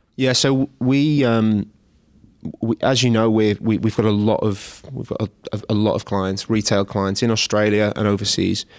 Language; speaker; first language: English; native; English